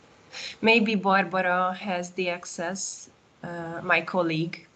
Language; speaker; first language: English; non-native, fluent; Hungarian